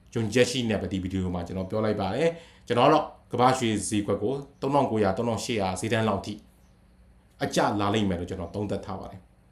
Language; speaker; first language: Burmese; native; Burmese